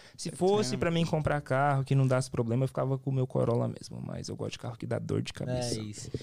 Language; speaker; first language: Portuguese; native; Portuguese